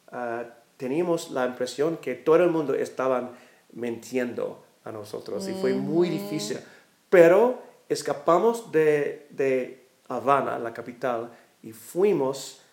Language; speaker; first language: Spanish; non-native, fluent; English